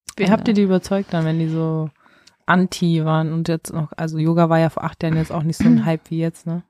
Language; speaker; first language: German; native; German